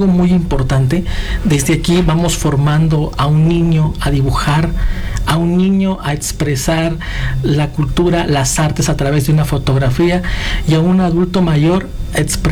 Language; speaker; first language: Spanish; native; Spanish